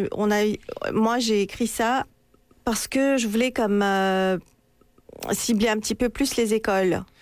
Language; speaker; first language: French; non-native, local second language; Morisyen